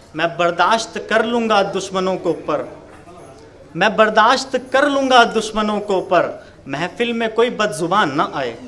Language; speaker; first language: Hindi; native; Hindi